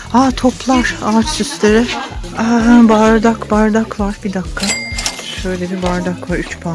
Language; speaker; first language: Turkish; native; Turkish